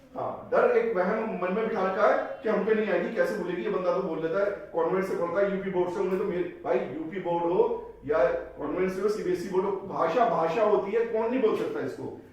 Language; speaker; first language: Hindi; native; Hindi